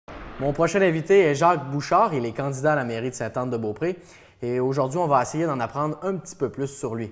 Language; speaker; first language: French; native; French